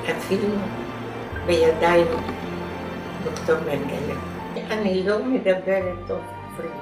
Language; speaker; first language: Hebrew; non-native, learner; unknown